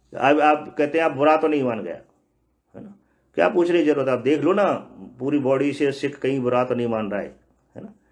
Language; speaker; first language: Hindi; native; Hindi